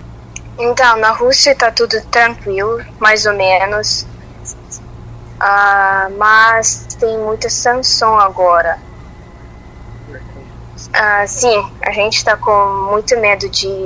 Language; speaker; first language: Portuguese; non-native, fluent; Russian